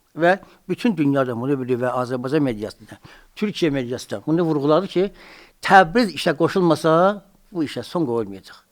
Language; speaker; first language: Azerbaijani; native; Azerbaijani